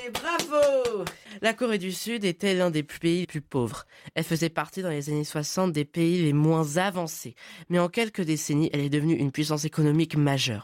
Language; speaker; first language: French; native; French